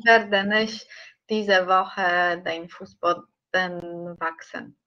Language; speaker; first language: German; non-native, learner; Polish